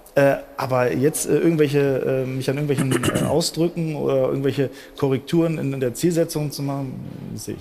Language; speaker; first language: German; native; German